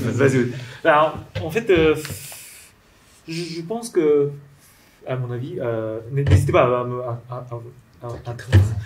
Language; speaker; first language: French; non-native, learner; Japanese